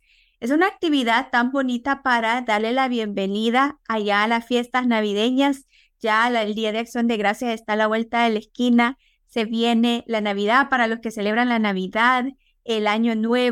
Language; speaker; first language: Spanish; native; Spanish